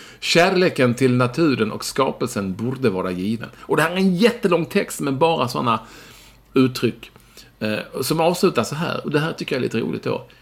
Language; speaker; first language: Swedish; native; Swedish